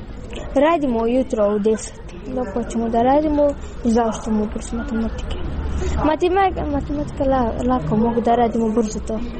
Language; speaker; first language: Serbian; non-native, learner; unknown